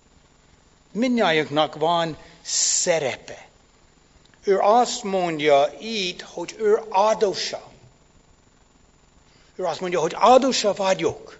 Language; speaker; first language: Hungarian; non-native, fluent; English